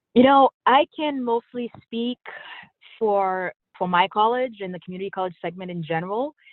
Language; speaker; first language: English; early bilingual, other home language; Haitian Creole